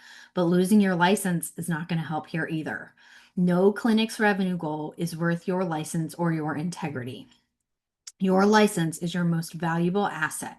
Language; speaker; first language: English; native; English